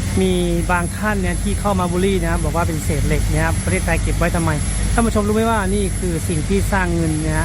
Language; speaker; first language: Thai; native; Thai